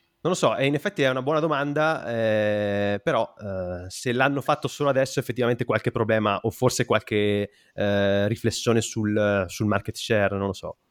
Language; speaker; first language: Italian; native; Italian